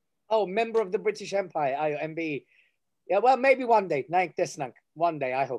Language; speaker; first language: English; early bilingual, other home language; Armenian